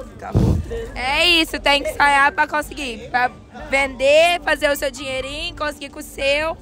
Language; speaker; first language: Portuguese; native; Portuguese